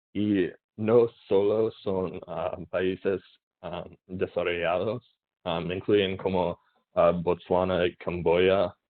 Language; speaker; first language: Spanish; non-native, learner; English